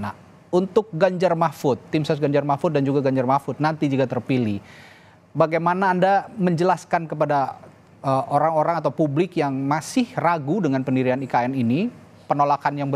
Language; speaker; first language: Indonesian; native; Indonesian